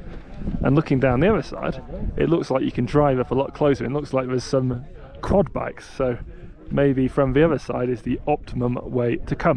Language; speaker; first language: English; native; English